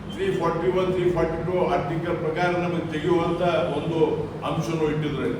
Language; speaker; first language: Kannada; non-native, local second language; Lambadi